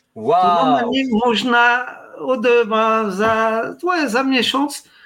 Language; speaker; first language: Polish; non-native, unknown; French